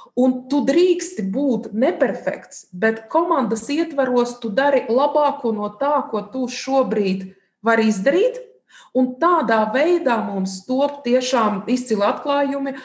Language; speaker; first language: Latvian; non-native, fluent; Russian